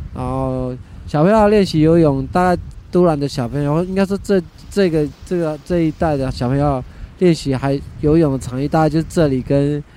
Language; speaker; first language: Chinese; native; Chinese